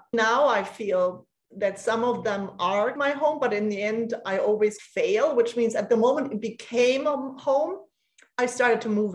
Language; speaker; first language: English; non-native, fluent; German